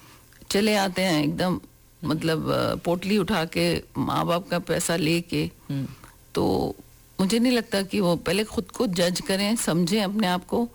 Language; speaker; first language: Hindi; native; Hindi